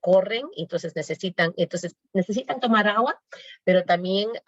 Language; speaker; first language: Spanish; native; Spanish